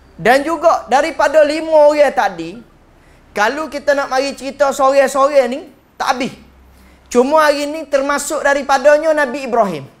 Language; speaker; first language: Malay; native; Malay